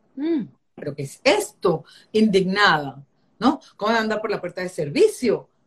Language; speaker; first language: Spanish; native; Spanish